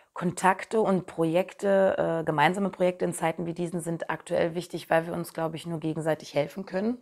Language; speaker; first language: German; native; German